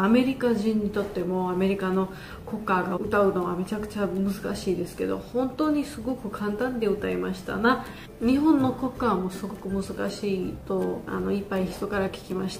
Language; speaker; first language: Japanese; non-native, learner; Georgian